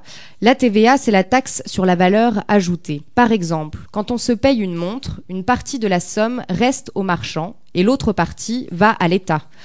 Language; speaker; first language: French; native; French